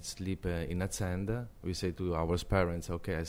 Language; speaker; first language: English; non-native, fluent; Italian